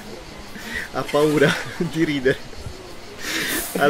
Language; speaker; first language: Italian; native; Italian